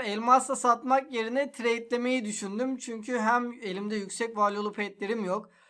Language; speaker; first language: Turkish; native; Turkish